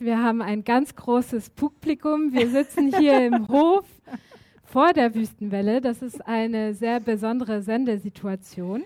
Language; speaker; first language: German; native; German